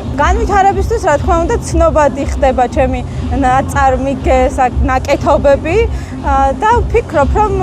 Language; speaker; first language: Georgian; native; Georgian